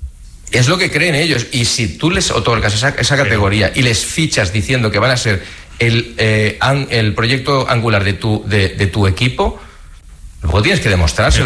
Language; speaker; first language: Spanish; native; Spanish